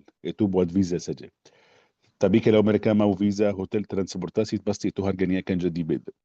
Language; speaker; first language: Indonesian; non-native, fluent; Arabic